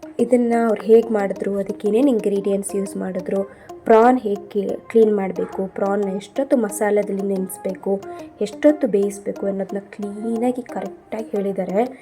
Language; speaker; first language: Kannada; native; Kannada